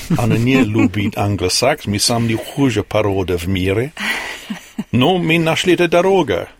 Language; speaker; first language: Russian; non-native, learner; English